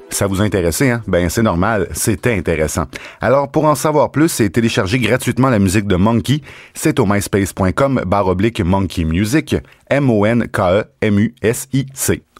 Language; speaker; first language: French; native; French